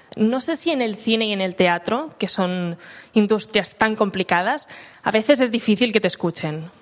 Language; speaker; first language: Spanish; non-native, local second language; Catalan